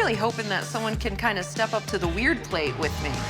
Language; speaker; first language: English; native; English